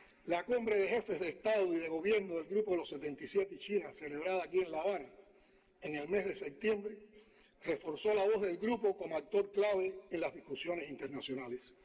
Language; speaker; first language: Spanish; native; Spanish